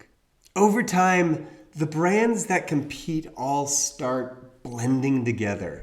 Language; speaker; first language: English; native; English